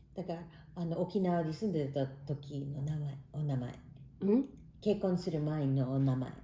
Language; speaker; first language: Japanese; early bilingual, heritage; Japanese